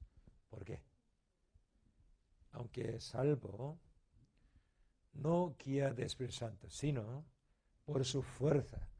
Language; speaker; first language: Spanish; non-native, learner; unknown